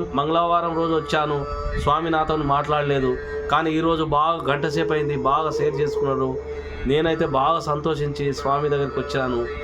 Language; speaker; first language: Telugu; non-native, local second language; Lambadi